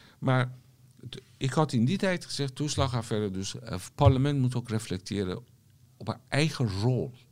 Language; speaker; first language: Dutch; non-native, fluent; Persian